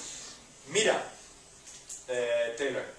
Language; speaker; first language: Spanish; non-native, learner; English